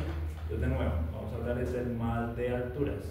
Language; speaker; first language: Spanish; native; Spanish